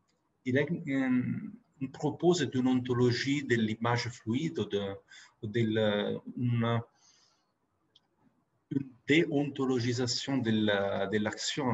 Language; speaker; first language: French; non-native, fluent; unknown